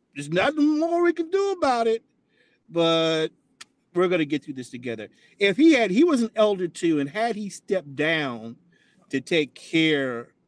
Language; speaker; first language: English; native; English